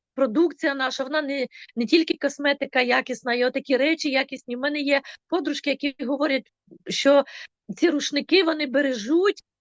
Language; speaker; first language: Ukrainian; non-native, local second language; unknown